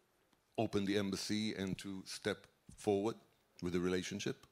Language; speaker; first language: English; non-native, fluent; Hebrew